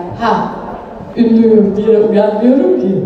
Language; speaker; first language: Turkish; non-native, fluent; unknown